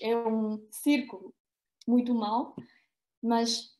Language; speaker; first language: Portuguese; non-native, fluent; Chinese